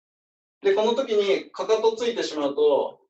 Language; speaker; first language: Japanese; native; Japanese